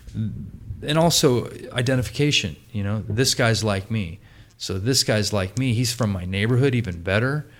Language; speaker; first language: English; native; English